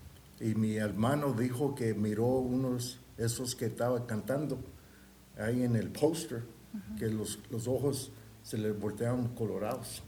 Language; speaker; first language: Spanish; early bilingual, heritage; Spanish